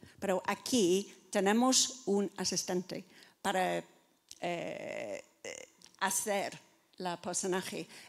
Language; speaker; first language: Spanish; non-native, fluent; English